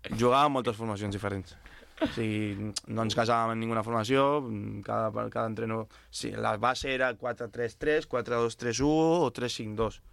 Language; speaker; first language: Catalan; native; Catalan